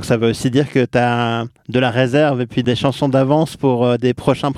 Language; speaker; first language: French; native; French